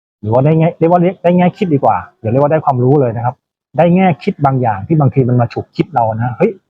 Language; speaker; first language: Thai; native; Thai